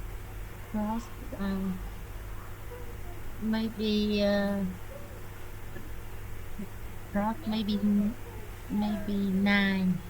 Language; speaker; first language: English; non-native, learner; Vietnamese